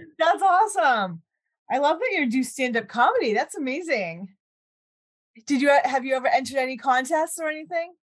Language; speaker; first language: English; native; English